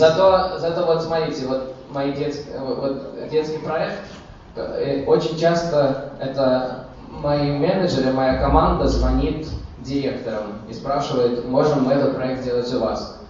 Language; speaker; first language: Russian; early bilingual, heritage; Russian